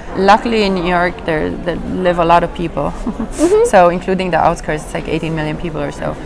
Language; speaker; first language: English; non-native, fluent; Romanian